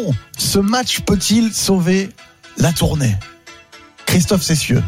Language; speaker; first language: French; native; French